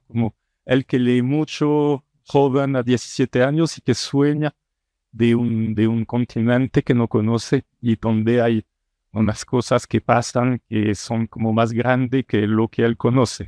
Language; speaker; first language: Spanish; non-native, fluent; French